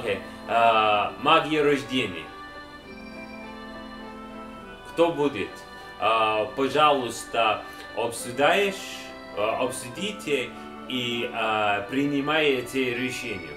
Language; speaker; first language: Russian; non-native, learner; English